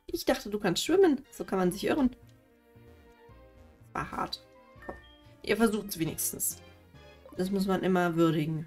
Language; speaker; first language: German; native; German